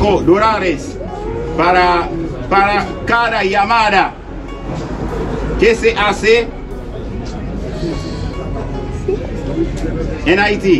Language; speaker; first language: Spanish; non-native, learner; Haitian Creole